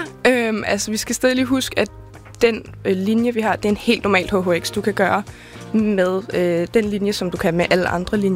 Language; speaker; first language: Danish; native; Danish